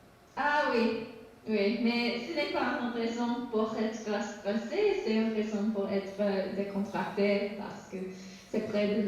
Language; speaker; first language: French; non-native, learner; English